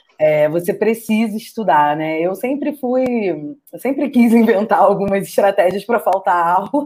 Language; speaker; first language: Portuguese; native; Portuguese